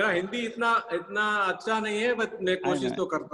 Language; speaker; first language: Hindi; non-native, local second language; Tamil